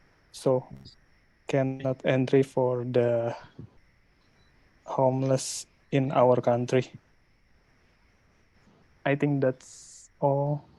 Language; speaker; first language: English; non-native, learner; Indonesian